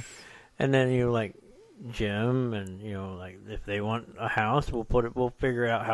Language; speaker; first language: English; native; English